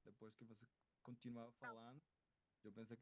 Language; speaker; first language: Portuguese; non-native, fluent; Spanish